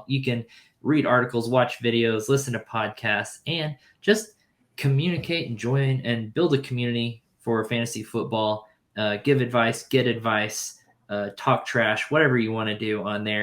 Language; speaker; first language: English; native; English